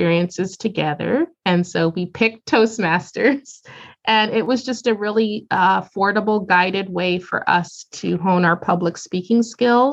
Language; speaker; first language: English; native; English